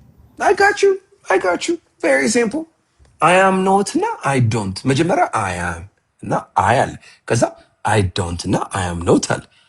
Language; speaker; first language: English; non-native, fluent; Amharic